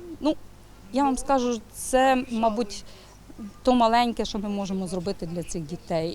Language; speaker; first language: Ukrainian; native; Ukrainian